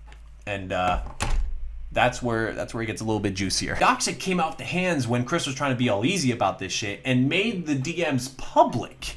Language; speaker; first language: English; native; English